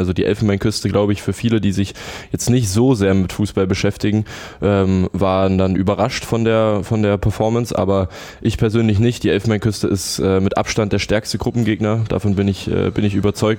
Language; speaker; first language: German; native; German